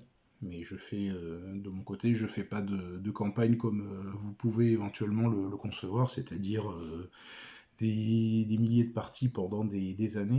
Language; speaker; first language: French; native; French